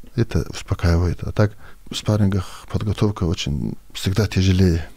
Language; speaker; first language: Russian; non-native, local second language; Avaric